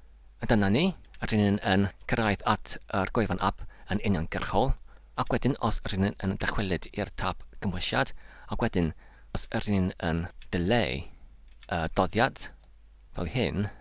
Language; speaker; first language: Welsh; non-native, learner; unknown